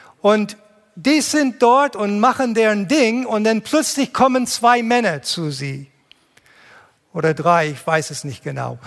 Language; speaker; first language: German; non-native, fluent; English